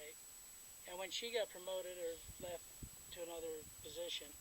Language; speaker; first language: English; native; English